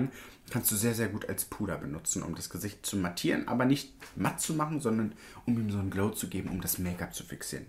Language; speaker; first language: German; native; German